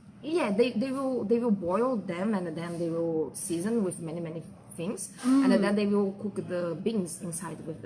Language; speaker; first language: English; non-native, fluent; Portuguese